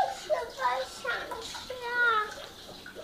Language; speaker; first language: Chinese; early bilingual, heritage; Chinese